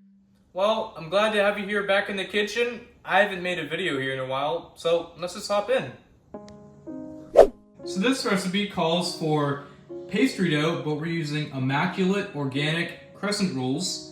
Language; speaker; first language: English; native; English